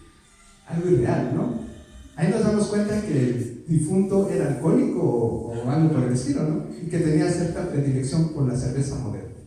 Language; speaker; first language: Spanish; native; Spanish